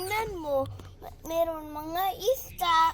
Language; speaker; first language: Filipino; early bilingual, heritage; English